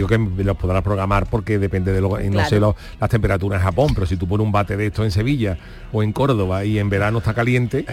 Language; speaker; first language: Spanish; native; Spanish